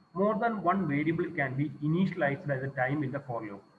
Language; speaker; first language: English; non-native, local second language; Malayalam